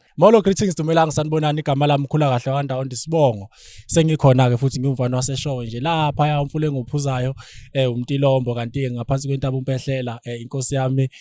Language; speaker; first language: Zulu; non-native, local second language; Xhosa